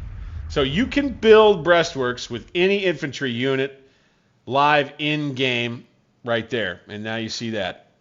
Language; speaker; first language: English; native; English